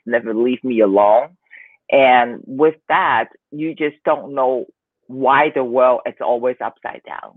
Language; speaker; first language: English; non-native, local second language; Cantonese